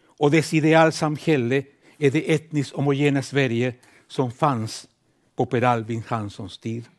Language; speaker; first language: Swedish; non-native, fluent; Spanish